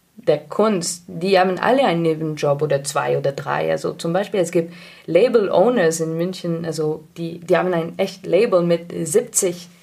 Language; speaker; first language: German; non-native, fluent; English